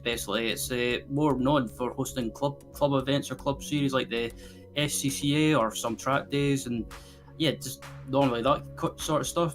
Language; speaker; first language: English; native; English